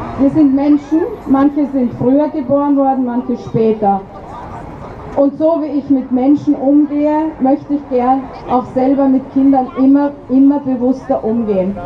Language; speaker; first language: German; early bilingual, other home language; Arabic